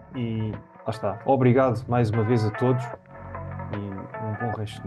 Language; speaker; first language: Portuguese; native; Portuguese